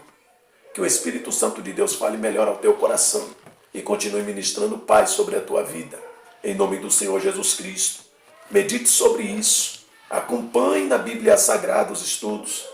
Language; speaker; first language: Portuguese; native; Portuguese